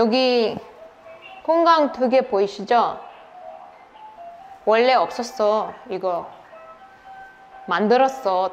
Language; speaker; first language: Korean; non-native, fluent; Russian